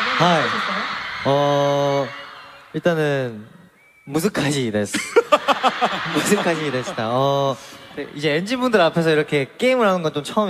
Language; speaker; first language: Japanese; non-native, learner; Korean